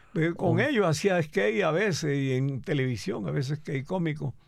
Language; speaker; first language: Spanish; native; Spanish